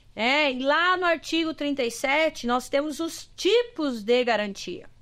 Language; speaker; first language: Portuguese; native; Portuguese